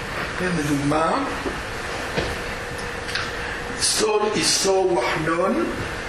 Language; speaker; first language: Hebrew; non-native, fluent; Spanish